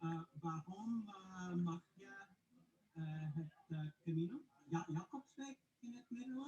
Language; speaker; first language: Dutch; non-native, learner; English